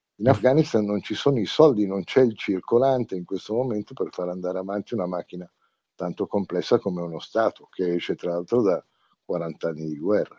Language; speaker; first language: Italian; native; Italian